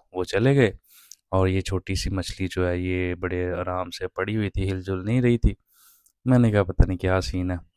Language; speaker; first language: Urdu; non-native, local second language; Punjabi